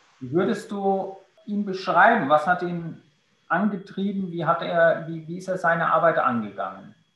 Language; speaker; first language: German; native; German